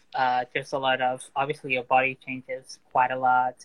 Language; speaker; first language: English; non-native, fluent; Portuguese